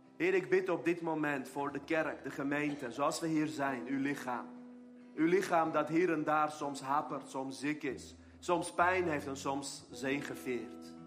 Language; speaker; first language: Dutch; non-native, fluent; Armenian